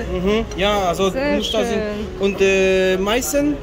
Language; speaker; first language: German; non-native, fluent; Polish